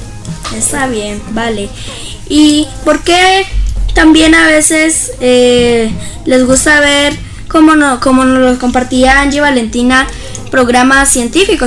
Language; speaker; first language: Spanish; native; Spanish